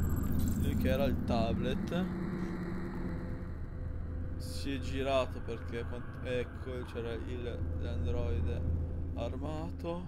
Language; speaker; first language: Italian; native; Italian